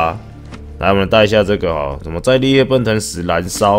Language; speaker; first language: Chinese; native; Chinese